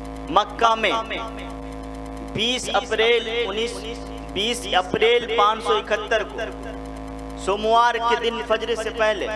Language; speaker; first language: Urdu; native; Urdu